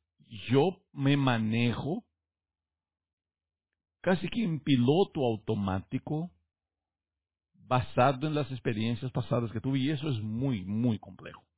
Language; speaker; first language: Spanish; native; Spanish